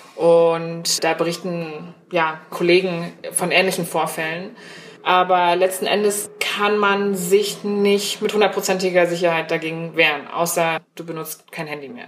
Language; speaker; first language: German; early bilingual, other home language; Chinese